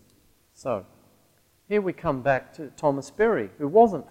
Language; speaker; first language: English; native; English